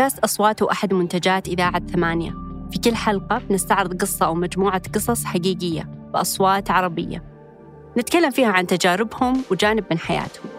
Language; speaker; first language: Arabic; native; Arabic